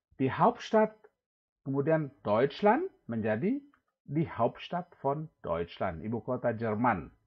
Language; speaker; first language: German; non-native, fluent; Indonesian